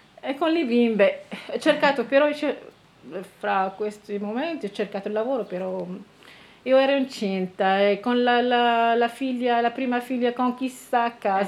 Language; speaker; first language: Italian; non-native, learner; Arabic